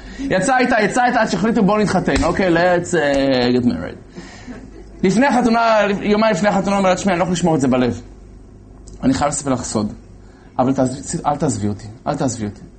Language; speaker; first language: Hebrew; native; Hebrew